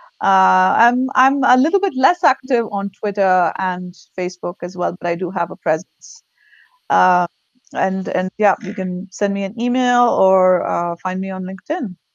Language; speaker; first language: English; non-native, local second language; Tamil